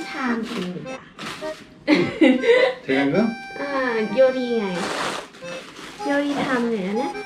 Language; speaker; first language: Korean; non-native, learner; Thai